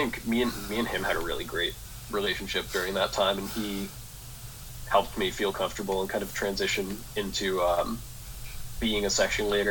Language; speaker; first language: English; native; English